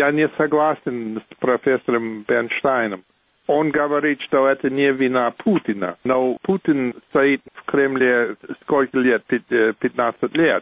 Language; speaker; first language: Russian; non-native, fluent; English